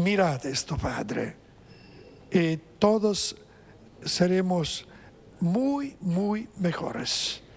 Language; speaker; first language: Spanish; non-native, fluent; Italian